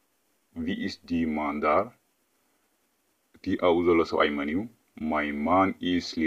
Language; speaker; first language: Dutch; non-native, fluent; Tigrinya